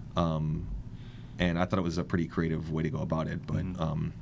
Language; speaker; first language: English; native; English